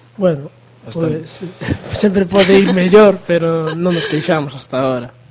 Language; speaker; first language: Galician; native; Galician